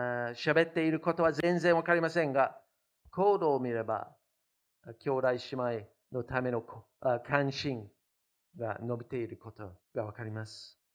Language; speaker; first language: Japanese; non-native, fluent; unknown